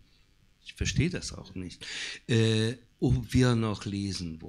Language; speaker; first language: German; non-native, fluent; Hungarian